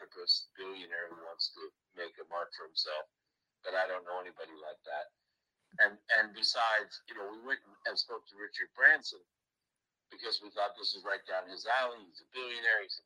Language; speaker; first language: English; native; English